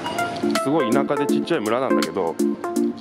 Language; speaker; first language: Japanese; native; Japanese